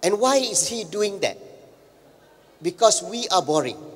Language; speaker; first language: English; non-native, local second language; Malay